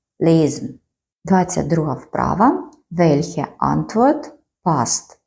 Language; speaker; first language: German; non-native, fluent; Ukrainian